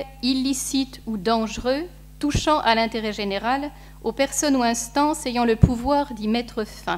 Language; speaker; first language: French; native; French